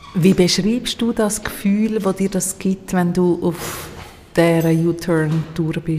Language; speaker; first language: German; native; German